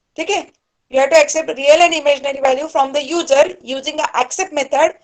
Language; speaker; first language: Hindi; non-native, local second language; Marathi